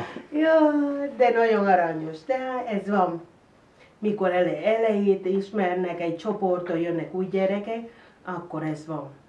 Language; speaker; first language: Hungarian; non-native, learner; Spanish